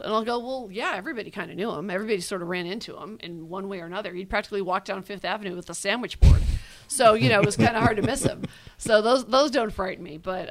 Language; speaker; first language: English; native; English